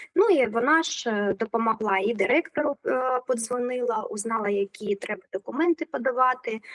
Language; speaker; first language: Ukrainian; native; Ukrainian